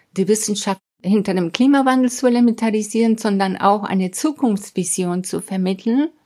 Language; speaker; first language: German; non-native, fluent; Spanish